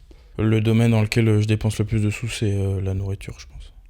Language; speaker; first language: French; native; French